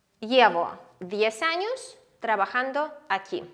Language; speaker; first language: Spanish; non-native, fluent; Ukrainian